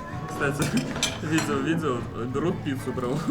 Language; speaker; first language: Russian; native; Russian